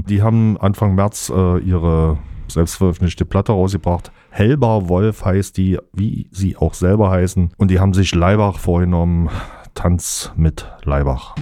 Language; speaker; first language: German; native; German